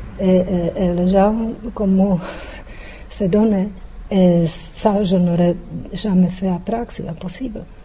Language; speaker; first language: French; non-native, fluent; Czech